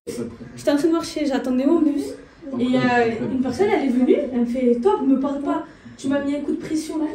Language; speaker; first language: French; native; French